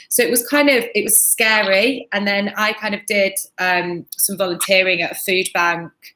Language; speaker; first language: English; native; English